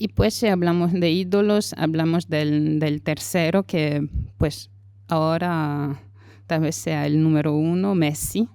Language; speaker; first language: Spanish; non-native, fluent; French